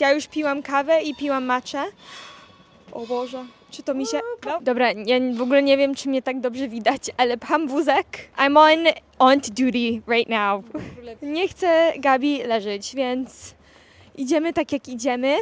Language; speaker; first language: Polish; early bilingual, heritage; Polish